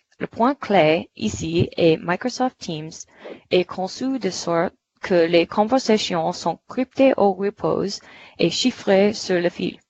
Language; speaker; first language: French; non-native, fluent; English